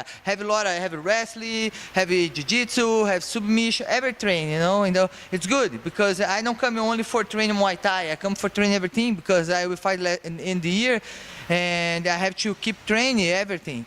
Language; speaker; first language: English; non-native, learner; Portuguese